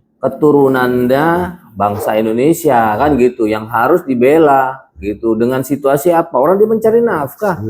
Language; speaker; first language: Indonesian; native; Indonesian